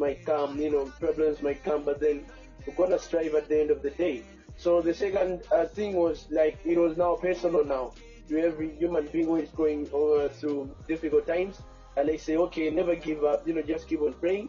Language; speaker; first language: English; non-native, local second language; Nyanja